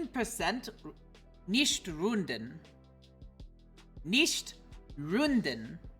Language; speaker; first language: German; non-native, learner; English